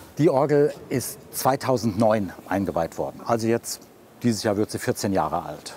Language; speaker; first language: German; native; German